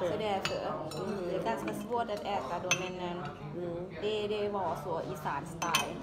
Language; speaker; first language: Swedish; non-native, learner; Thai